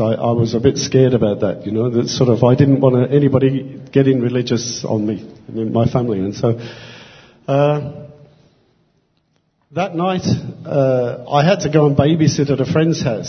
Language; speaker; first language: English; native; English